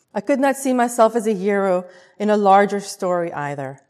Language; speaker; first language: English; non-native, local second language; Afrikaans